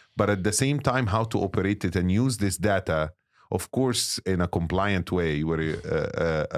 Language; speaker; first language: English; non-native, fluent; Arabic